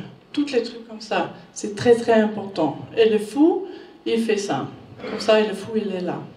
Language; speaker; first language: French; non-native, learner; German